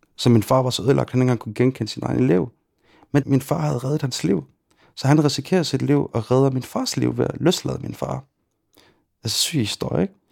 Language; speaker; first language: Danish; early bilingual, other home language; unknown